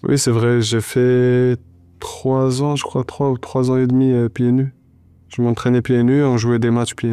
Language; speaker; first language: French; non-native, local second language; Arabic